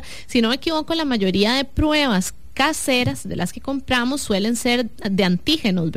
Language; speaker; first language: Spanish; native; Spanish